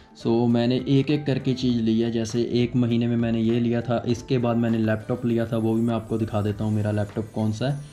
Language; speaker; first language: Hindi; native; Hindi